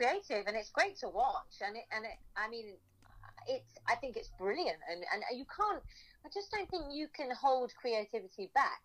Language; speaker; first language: English; native; English